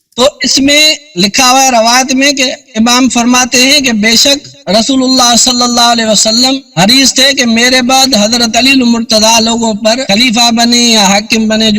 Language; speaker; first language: Urdu; non-native, local second language; Sindhi